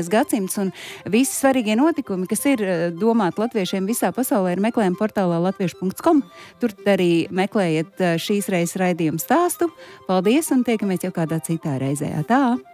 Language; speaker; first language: Latvian; native; Latvian